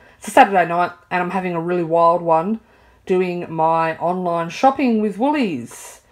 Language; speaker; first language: English; native; English